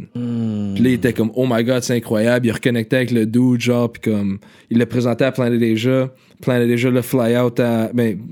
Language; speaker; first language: French; native; French